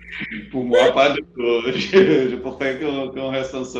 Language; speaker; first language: French; non-native, learner; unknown